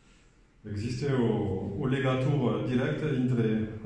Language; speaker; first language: Romanian; non-native, learner; French